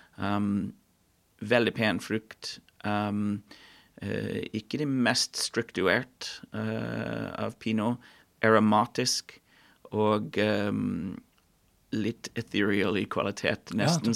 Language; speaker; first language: Norwegian; non-native, fluent; English